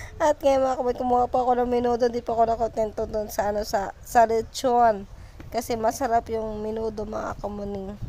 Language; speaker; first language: Filipino; native; Filipino